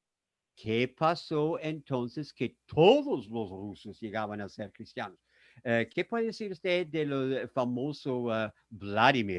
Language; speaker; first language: Spanish; non-native, fluent; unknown